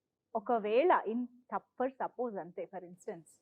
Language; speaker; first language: Telugu; native; Telugu